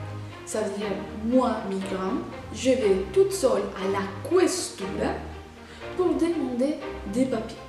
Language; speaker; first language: French; non-native, fluent; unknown